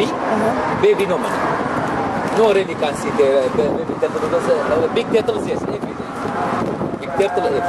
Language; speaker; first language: English; non-native, learner; Arabic